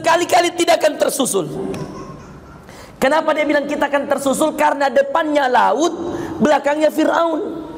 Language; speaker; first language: Indonesian; native; Indonesian